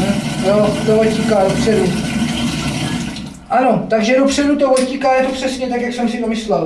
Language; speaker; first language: Czech; native; Czech